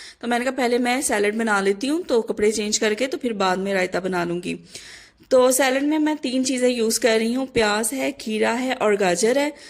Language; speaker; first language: Urdu; native; Urdu